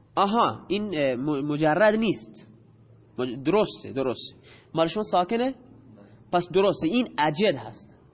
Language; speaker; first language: Persian; non-native, local second language; Baluchi